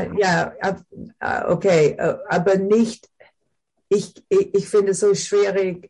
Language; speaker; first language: German; non-native, learner; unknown